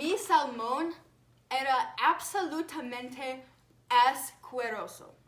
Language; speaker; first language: Spanish; non-native, learner; English